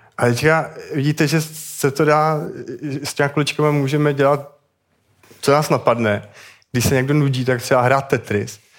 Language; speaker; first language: Czech; native; Czech